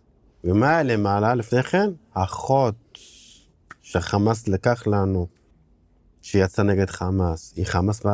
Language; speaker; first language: Hebrew; non-native, local second language; Arabic